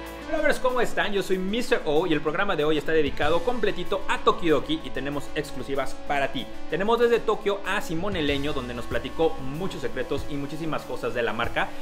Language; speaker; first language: Spanish; native; Spanish